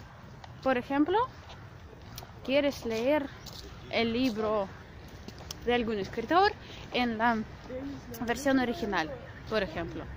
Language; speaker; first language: Spanish; non-native, fluent; Russian